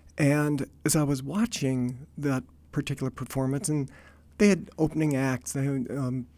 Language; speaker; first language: English; native; English